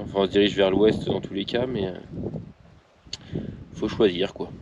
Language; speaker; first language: French; native; French